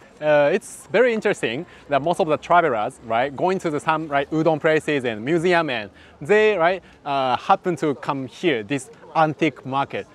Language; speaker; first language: English; non-native, learner; Japanese